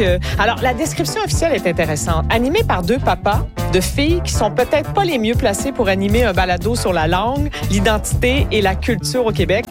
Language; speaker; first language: French; native; French